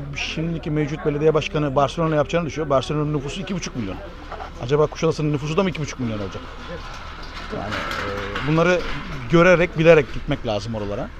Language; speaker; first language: Turkish; native; Turkish